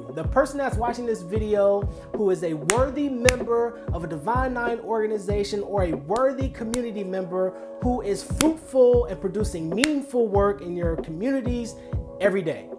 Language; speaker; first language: English; native; English